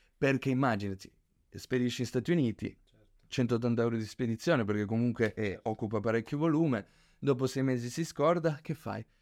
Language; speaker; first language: Italian; early bilingual, other home language; Spanish